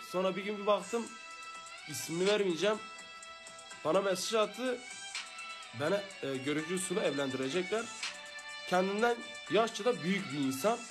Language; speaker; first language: Turkish; non-native, local second language; Kurdish